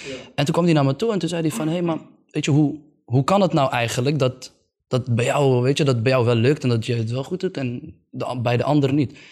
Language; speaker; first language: Dutch; early bilingual, other home language; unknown